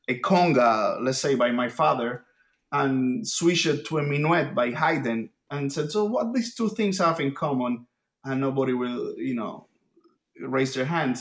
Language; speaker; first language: English; non-native, fluent; Spanish